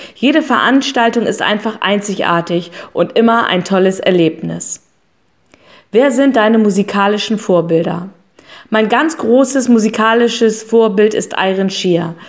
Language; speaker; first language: German; native; German